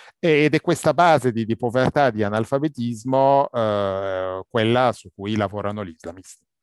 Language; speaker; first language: Italian; non-native, fluent; Arabic